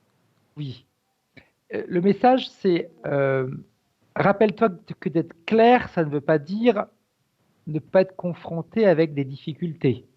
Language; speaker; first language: French; native; French